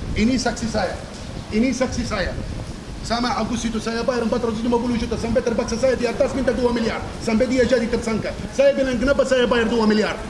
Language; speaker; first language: Indonesian; non-native, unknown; Arabic